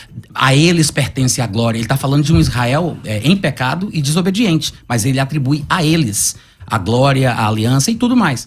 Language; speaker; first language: Portuguese; native; Portuguese